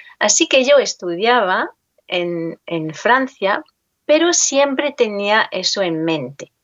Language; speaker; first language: Spanish; non-native, fluent; French